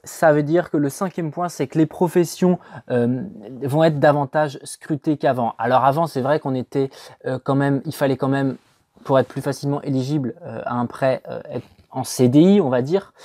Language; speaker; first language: French; native; French